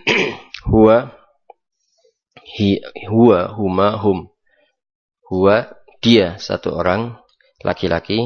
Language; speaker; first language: Arabic; non-native, fluent; Indonesian